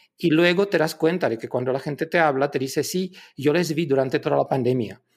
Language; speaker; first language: Spanish; non-native, fluent; Czech